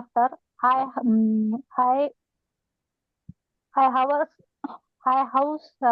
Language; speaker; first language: English; non-native, learner; Marathi